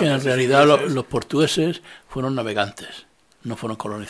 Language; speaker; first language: Spanish; native; Spanish